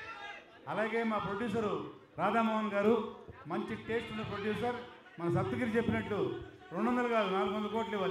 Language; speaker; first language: Telugu; native; Telugu